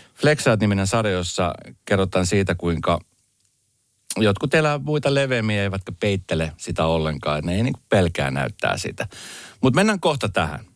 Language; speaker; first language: Finnish; native; Finnish